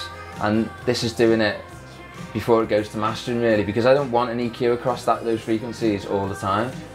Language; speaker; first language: English; native; English